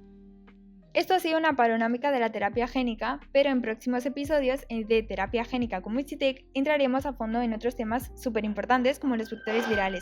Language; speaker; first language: Spanish; native; Spanish